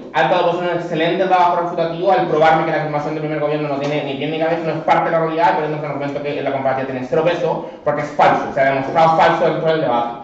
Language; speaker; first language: Spanish; native; Spanish